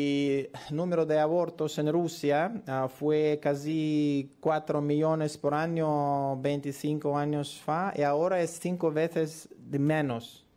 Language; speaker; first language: Spanish; non-native, learner; Russian